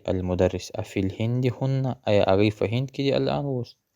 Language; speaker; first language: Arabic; non-native, fluent; Pashto